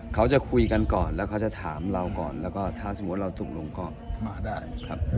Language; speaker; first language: Thai; non-native, local second language; Akha